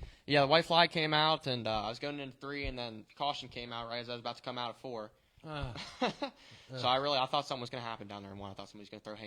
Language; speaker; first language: English; native; English